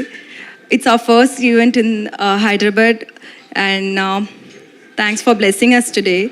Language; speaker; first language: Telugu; non-native, learner; Tamil